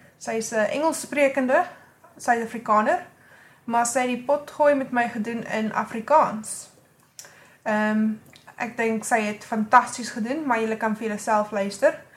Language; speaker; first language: Afrikaans; native; Afrikaans